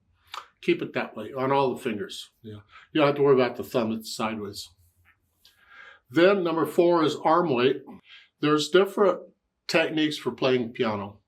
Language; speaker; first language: English; native; English